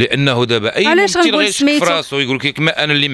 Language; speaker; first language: Arabic; native; Arabic